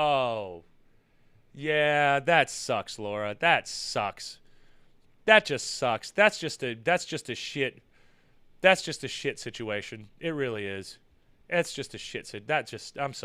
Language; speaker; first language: English; native; English